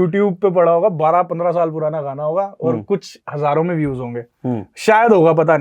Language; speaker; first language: Hindi; native; Hindi